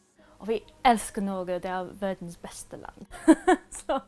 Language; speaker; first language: Norwegian; non-native, learner; English